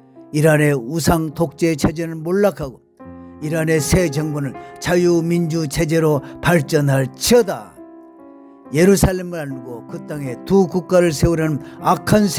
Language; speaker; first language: Korean; native; Korean